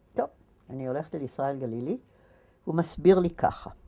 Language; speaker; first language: Hebrew; native; Hebrew